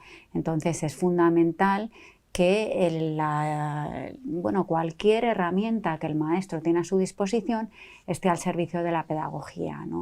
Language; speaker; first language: Spanish; native; Spanish